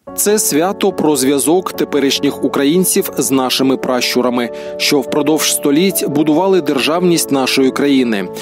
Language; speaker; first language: Ukrainian; native; Ukrainian